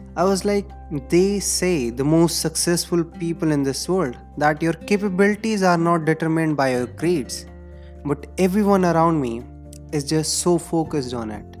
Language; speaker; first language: English; non-native, local second language; Hindi